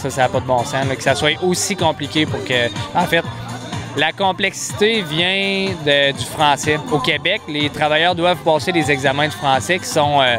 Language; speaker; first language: French; native; French